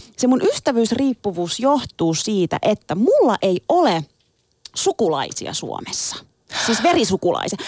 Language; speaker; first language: Finnish; early bilingual, other home language; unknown